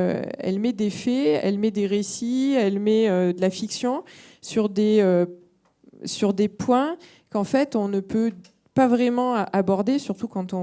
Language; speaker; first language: French; native; French